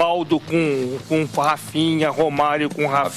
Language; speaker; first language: Portuguese; native; Portuguese